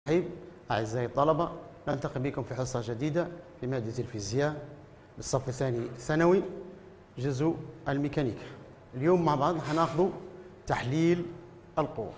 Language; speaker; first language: Arabic; native; Arabic